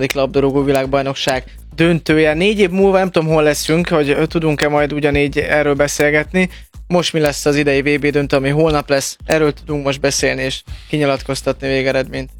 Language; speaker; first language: Hungarian; native; Hungarian